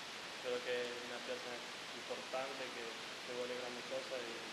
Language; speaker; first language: Italian; non-native, learner; Spanish